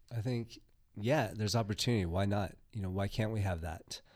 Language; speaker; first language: English; native; English